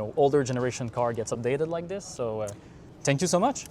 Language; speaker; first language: English; non-native, fluent; French